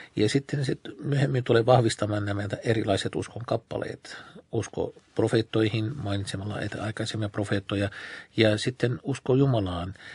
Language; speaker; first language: Finnish; non-native, fluent; Arabic